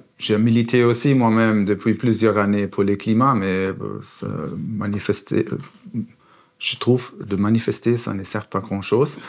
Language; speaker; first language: French; non-native, fluent; German